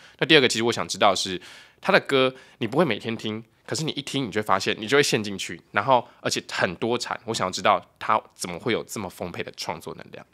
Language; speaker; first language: Chinese; native; Chinese